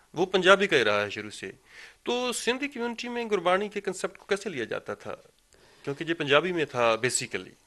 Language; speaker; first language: Hindi; non-native, local second language; Punjabi